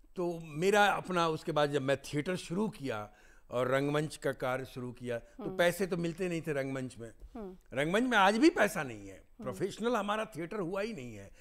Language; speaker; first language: Hindi; native; Hindi